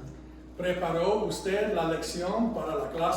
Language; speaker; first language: Spanish; non-native, fluent; English